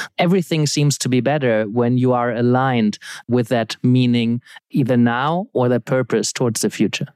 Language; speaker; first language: English; non-native, fluent; German